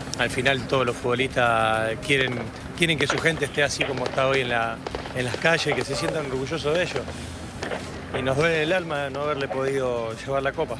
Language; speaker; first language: Spanish; native; Spanish